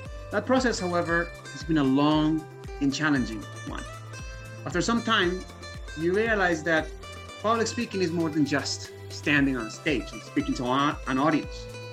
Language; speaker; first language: English; non-native, fluent; Spanish